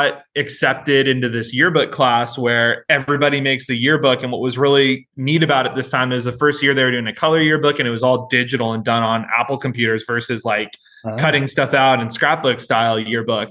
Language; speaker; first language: English; native; English